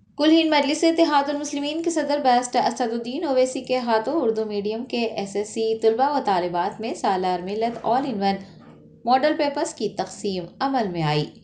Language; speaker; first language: Urdu; native; Urdu